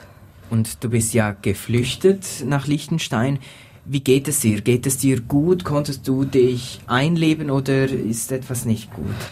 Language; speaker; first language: German; native; German